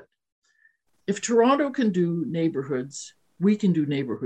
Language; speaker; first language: English; native; English